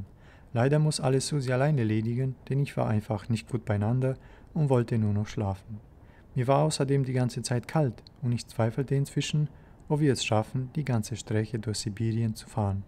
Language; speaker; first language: German; native; German